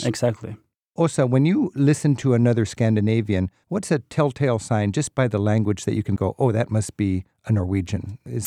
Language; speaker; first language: English; native; English